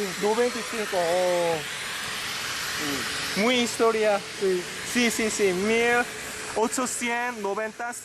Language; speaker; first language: Spanish; non-native, learner; Korean